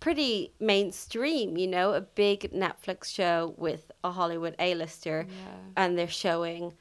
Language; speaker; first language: English; native; English